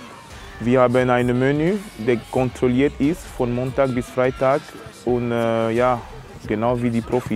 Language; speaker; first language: German; non-native, fluent; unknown